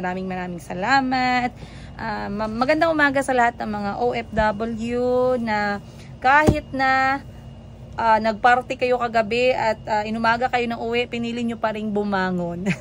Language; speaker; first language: Filipino; native; Filipino